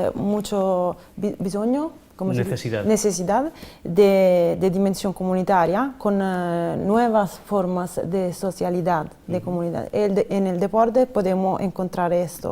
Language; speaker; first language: Spanish; non-native, fluent; Italian